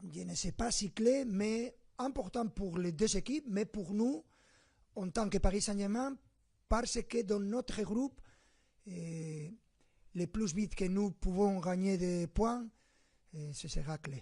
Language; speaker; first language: French; non-native, fluent; Spanish